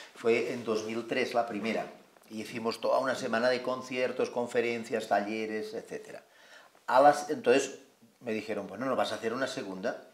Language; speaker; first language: Spanish; non-native, local second language; Catalan